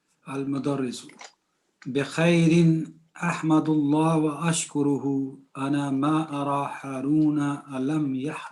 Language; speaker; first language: Arabic; non-native, learner; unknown